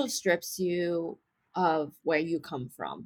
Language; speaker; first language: English; native; English